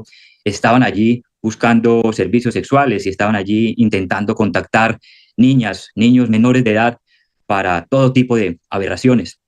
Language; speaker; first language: Spanish; native; Spanish